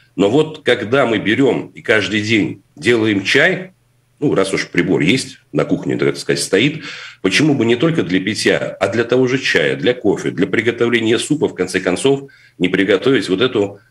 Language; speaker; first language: Russian; native; Russian